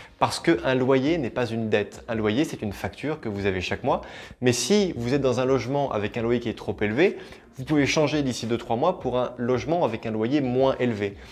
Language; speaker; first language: French; native; French